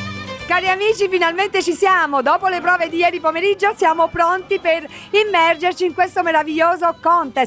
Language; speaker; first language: Italian; native; Italian